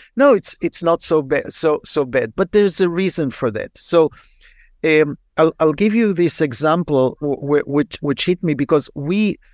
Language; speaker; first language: English; non-native, fluent; Hebrew